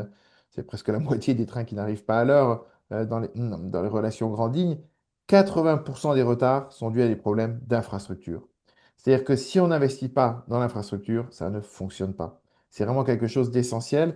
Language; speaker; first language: French; native; French